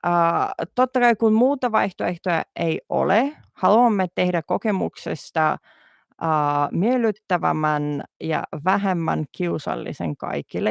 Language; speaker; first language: Finnish; non-native, learner; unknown